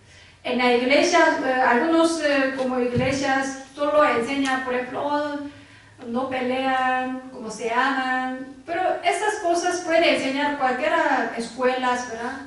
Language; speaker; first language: Spanish; non-native, learner; Korean